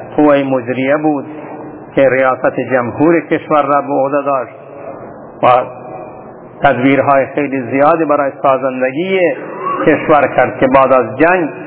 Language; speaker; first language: Persian; non-native, local second language; Baluchi